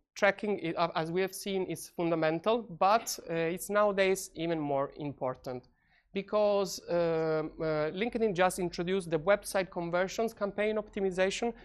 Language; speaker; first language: English; non-native, fluent; Italian